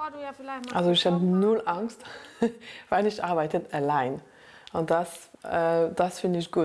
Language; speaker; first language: German; non-native, learner; French